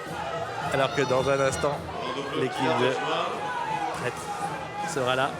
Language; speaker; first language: French; native; French